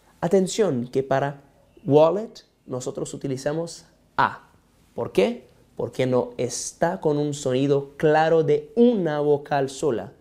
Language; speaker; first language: Spanish; non-native, fluent; Portuguese